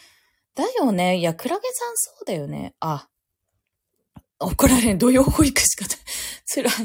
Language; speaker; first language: Japanese; native; Japanese